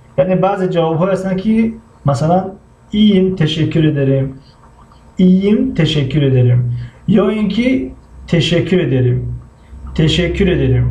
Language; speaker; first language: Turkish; non-native, fluent; Tajik